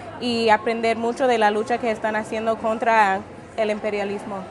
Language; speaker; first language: Spanish; non-native, fluent; English